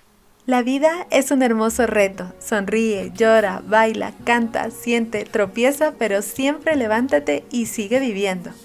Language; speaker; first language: Spanish; native; Spanish